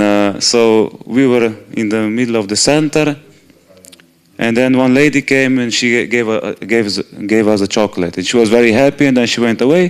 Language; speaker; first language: English; non-native, fluent; Slovenian